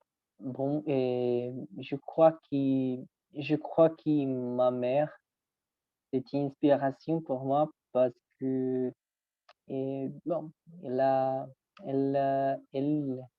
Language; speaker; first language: French; non-native, learner; Spanish